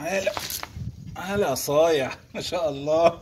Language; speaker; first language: Arabic; native; Arabic